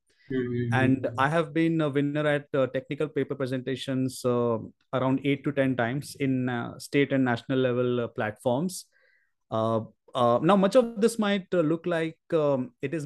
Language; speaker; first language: English; non-native, local second language; Marathi